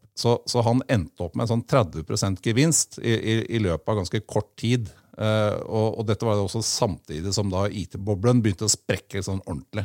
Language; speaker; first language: Norwegian; native; Norwegian